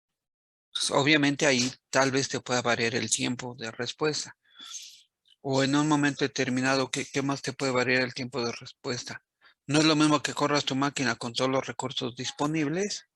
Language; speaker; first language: Spanish; native; Spanish